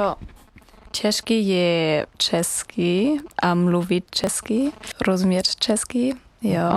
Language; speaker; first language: Czech; non-native, learner; German